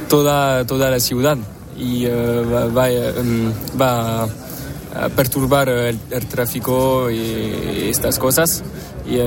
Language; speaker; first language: Spanish; non-native, learner; French